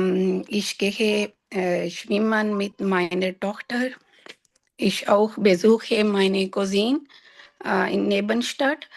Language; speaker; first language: German; non-native, learner; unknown